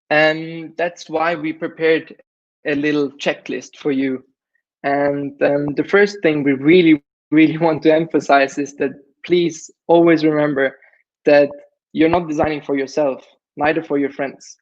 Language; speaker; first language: English; non-native, fluent; German